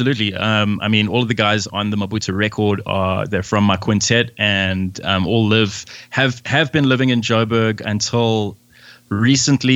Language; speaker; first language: English; native; English